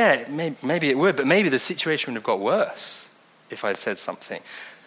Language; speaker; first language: English; native; English